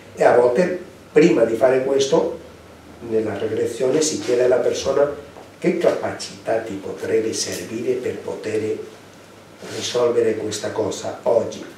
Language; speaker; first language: Italian; non-native, fluent; Spanish